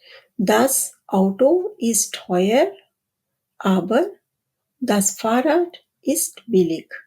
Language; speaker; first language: German; non-native, fluent; Urdu